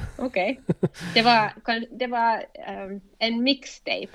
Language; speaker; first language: Swedish; non-native, local second language; Finnish